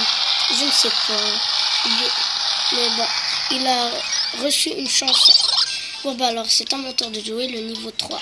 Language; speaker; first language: French; native; French